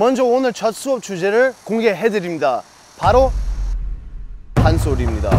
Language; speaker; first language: Korean; non-native, fluent; English